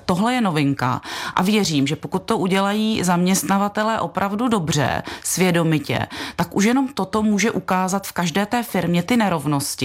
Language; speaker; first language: Czech; native; Czech